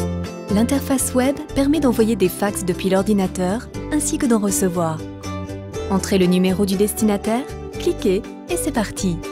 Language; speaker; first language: French; native; French